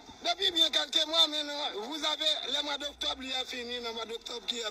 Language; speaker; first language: French; non-native, learner; Haitian Creole